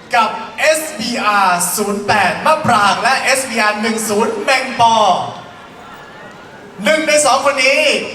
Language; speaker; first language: Thai; native; Thai